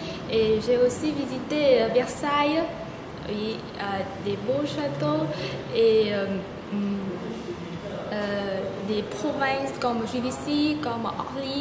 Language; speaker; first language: French; non-native, learner; Vietnamese